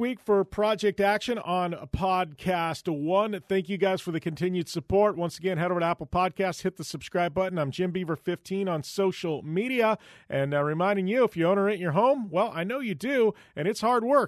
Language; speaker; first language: English; native; English